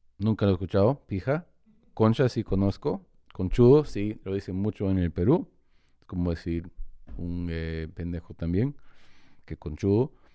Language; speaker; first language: Spanish; early bilingual, heritage; Spanish